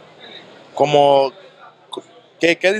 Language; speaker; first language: Spanish; early bilingual, heritage; English